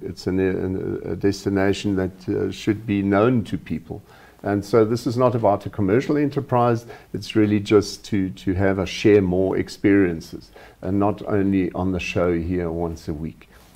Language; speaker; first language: English; non-native, local second language; German